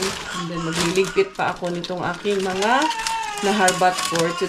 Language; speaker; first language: Filipino; non-native, local second language; Cebuano